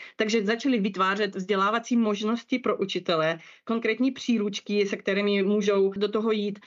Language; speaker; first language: Czech; non-native, fluent; Russian